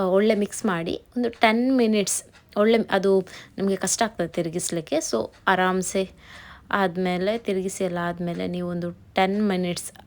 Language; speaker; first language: Kannada; non-native, local second language; Tulu